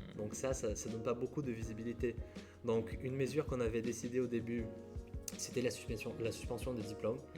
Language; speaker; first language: French; non-native, fluent; Portuguese